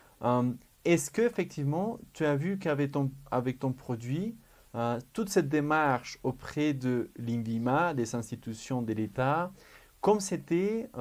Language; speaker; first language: French; non-native, fluent; Spanish